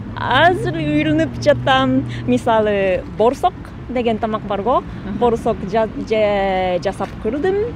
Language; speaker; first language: Kyrgyz; non-native, learner; Japanese